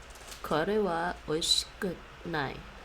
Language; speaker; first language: Japanese; non-native, learner; English